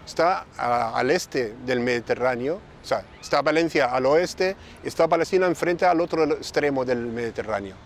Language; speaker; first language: Spanish; non-native, fluent; Arabic